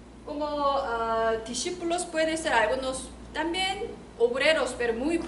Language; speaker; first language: Spanish; non-native, learner; Korean